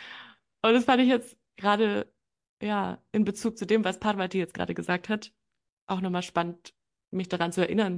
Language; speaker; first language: German; native; German